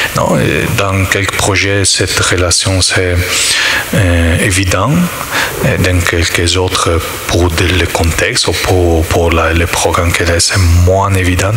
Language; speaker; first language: French; non-native, learner; Italian